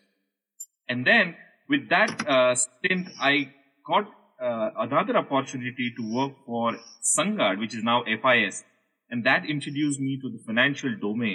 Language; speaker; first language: English; non-native, local second language; Hindi